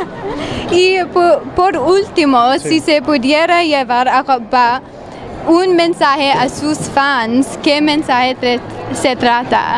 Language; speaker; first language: Spanish; non-native, learner; English